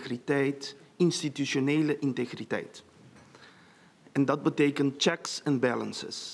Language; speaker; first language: Dutch; non-native, local second language; Papiamento